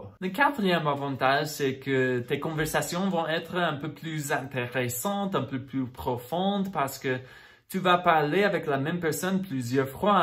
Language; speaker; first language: French; non-native, fluent; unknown